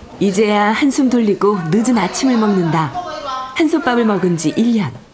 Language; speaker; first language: Korean; native; Korean